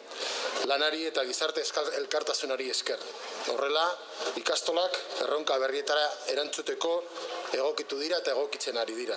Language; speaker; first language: Basque; native; Basque